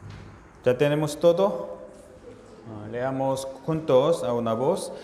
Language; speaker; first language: Spanish; non-native, fluent; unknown